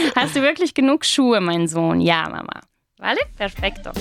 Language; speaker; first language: German; non-native, fluent; Spanish